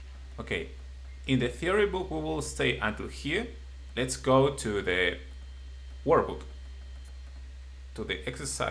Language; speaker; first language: English; non-native, fluent; Spanish